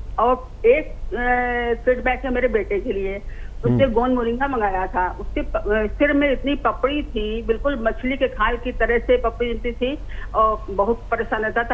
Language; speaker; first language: Hindi; native; Hindi